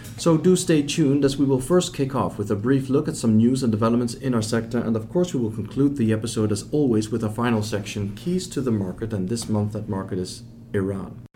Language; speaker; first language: English; non-native, fluent; Dutch